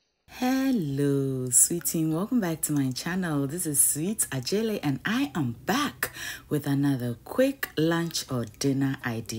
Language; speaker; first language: English; non-native, local second language; Ga